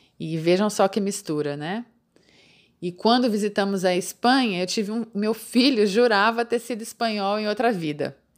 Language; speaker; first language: Portuguese; native; Portuguese